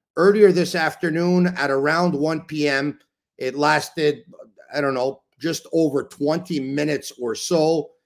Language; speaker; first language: English; native; English